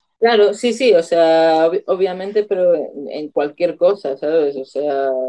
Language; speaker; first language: Spanish; native; Spanish